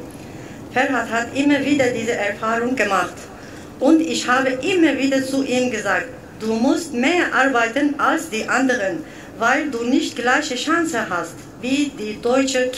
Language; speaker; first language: German; non-native, fluent; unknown